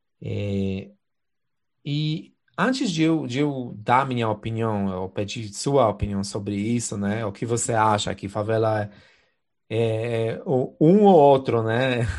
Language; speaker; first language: Portuguese; non-native, fluent; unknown